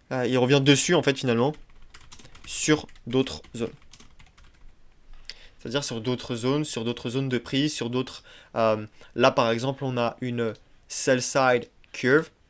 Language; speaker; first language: French; native; French